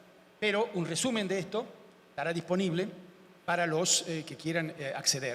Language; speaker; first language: Spanish; native; Spanish